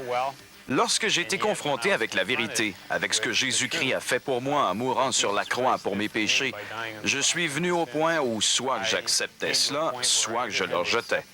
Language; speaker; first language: French; native; French